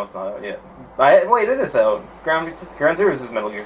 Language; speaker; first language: English; native; English